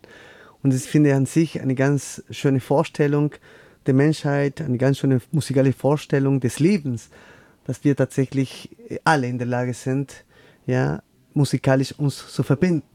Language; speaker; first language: German; non-native, fluent; Spanish